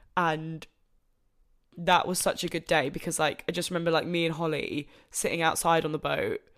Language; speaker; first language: English; native; English